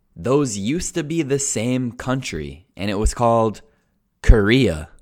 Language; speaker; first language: English; native; English